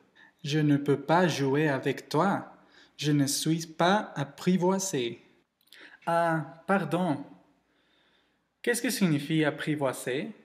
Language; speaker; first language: French; non-native, learner; Spanish